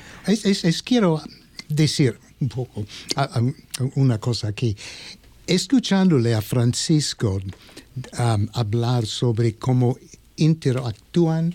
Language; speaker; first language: Spanish; non-native, fluent; English